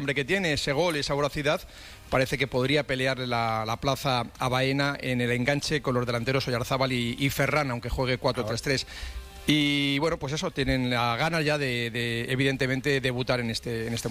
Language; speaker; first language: Spanish; native; Spanish